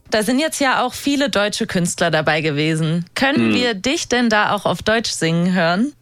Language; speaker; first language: German; native; German